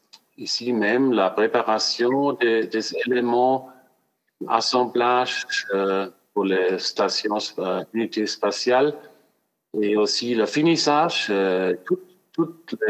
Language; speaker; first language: French; non-native, fluent; German